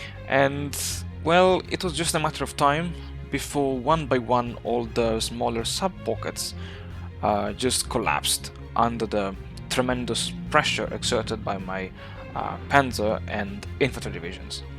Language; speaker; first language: English; non-native, fluent; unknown